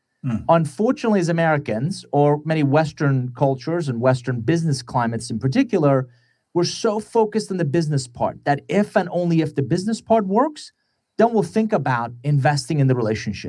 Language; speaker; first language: English; non-native, fluent; Persian